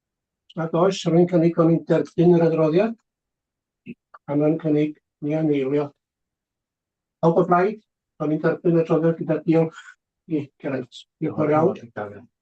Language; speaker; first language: Welsh; native; Welsh